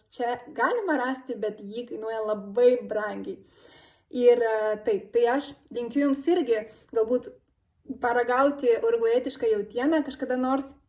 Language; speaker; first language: Lithuanian; early bilingual, other home language; Spanish